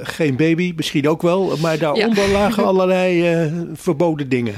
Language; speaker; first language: Dutch; native; Dutch